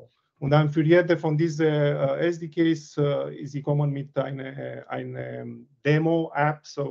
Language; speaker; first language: German; non-native, learner; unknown